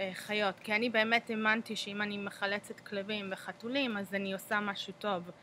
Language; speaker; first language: Hebrew; early bilingual, heritage; Hebrew